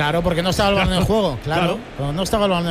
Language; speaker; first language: Spanish; native; Spanish